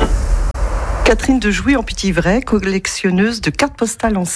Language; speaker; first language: French; native; French